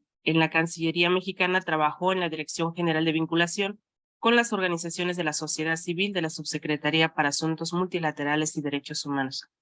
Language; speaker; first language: Spanish; native; Spanish